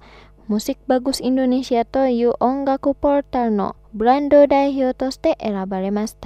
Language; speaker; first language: Japanese; non-native, fluent; Indonesian